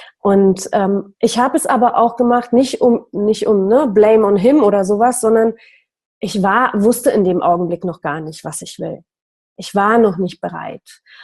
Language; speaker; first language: German; early bilingual, other home language; Polish